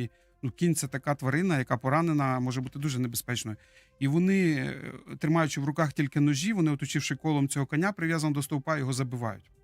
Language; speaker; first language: Ukrainian; native; Ukrainian